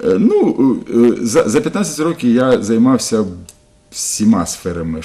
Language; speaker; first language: Ukrainian; non-native, local second language; Russian